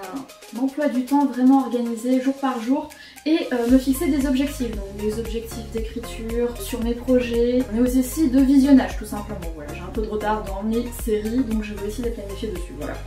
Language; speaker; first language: French; native; French